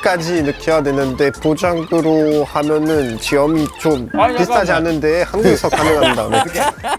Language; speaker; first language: Korean; non-native, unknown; French